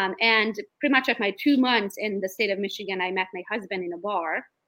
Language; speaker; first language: English; non-native, fluent; Romanian